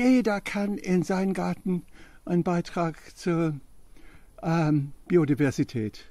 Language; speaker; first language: German; non-native, fluent; English